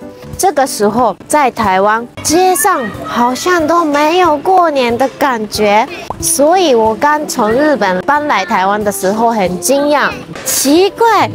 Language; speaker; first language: Chinese; non-native, fluent; Japanese